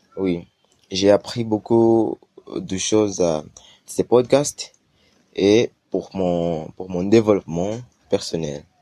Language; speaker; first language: French; non-native, learner; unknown